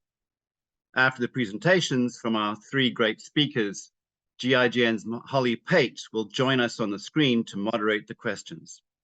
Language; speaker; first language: English; native; English